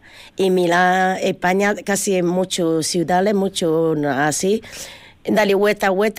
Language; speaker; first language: Spanish; non-native, learner; Chinese